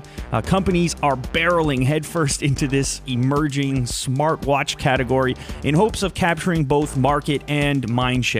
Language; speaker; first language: English; native; English